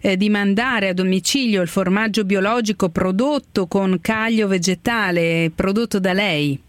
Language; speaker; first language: Italian; native; Italian